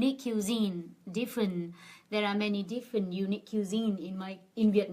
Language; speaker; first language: English; non-native, fluent; Vietnamese